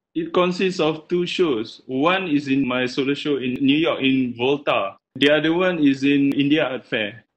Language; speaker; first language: English; non-native, local second language; Malay